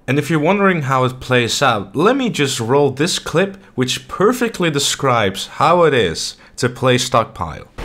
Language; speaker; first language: English; native; English